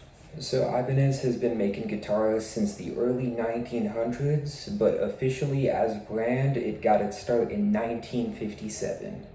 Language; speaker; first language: English; native; English